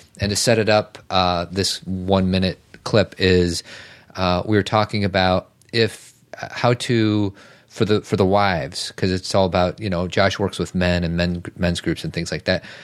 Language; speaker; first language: English; native; English